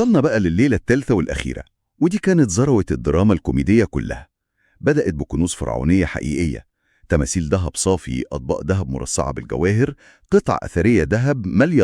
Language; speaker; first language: Arabic; native; Arabic